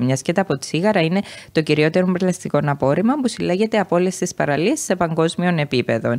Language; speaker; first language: Greek; native; Greek